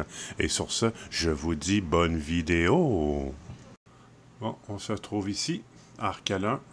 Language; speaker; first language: French; native; French